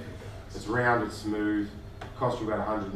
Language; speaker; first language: English; native; English